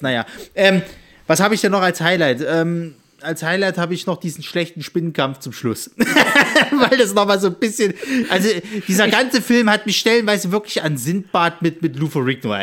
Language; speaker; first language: German; native; German